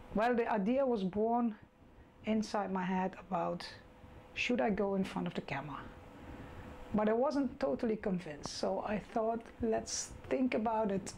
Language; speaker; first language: English; non-native, fluent; Dutch